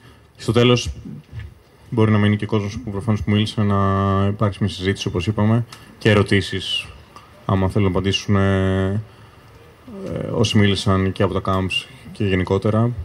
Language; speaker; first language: Greek; native; Greek